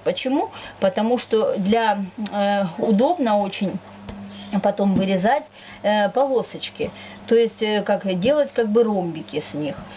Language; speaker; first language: Russian; native; Russian